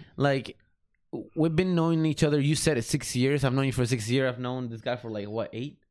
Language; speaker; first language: English; early bilingual, other home language; Spanish